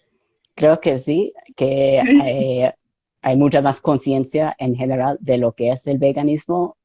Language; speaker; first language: Spanish; non-native, fluent; English